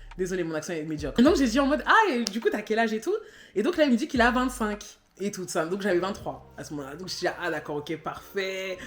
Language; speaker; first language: French; native; French